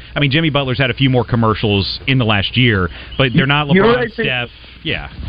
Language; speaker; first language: English; native; English